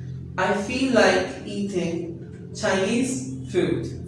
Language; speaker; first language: English; non-native, fluent; Urdu